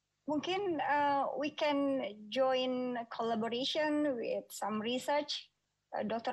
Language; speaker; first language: English; non-native, fluent; Indonesian